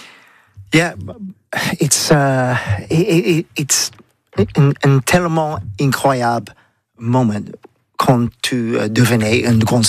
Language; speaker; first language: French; non-native, learner; English